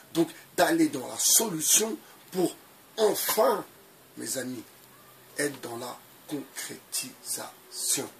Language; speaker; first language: French; native; French